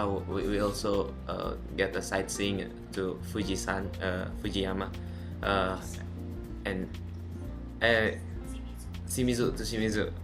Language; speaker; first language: English; non-native, local second language; Indonesian